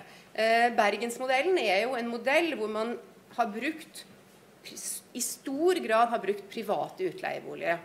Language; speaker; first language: Norwegian; native; Norwegian